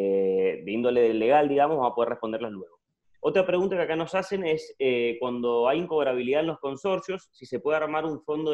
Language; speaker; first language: Spanish; native; Spanish